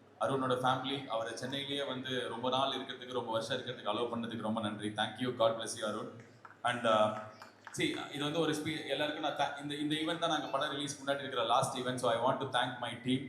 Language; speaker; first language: Tamil; native; Tamil